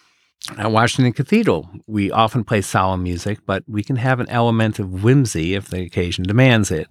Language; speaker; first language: English; native; English